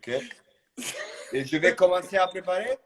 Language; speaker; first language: French; non-native, fluent; Italian